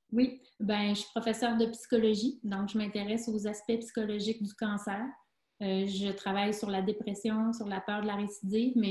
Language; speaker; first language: French; native; French